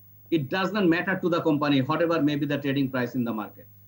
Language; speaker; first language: English; non-native, local second language; Bangla